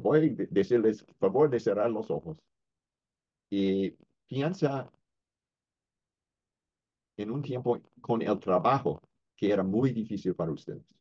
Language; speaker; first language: Spanish; non-native, fluent; English